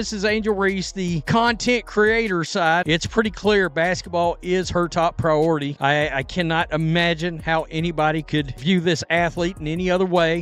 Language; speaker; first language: English; native; English